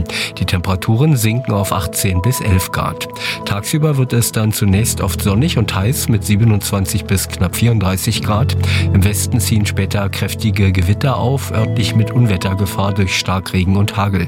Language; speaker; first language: German; native; German